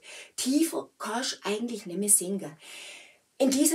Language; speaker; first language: German; native; German